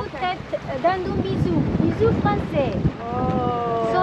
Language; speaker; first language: French; non-native, learner; Portuguese